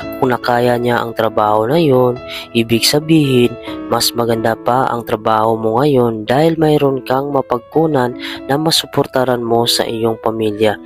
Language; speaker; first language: Filipino; native; Filipino